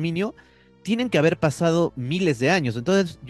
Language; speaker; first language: Spanish; native; Spanish